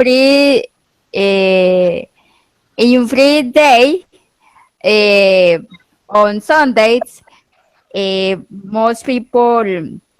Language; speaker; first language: English; non-native, learner; Spanish